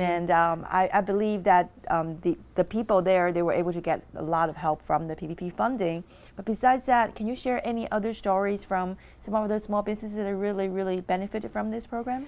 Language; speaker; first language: English; non-native, fluent; Chinese